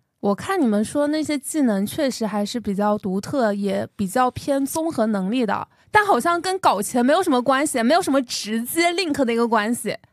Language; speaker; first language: Chinese; native; Chinese